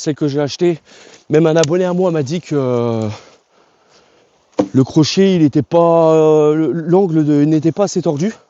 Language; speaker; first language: French; native; French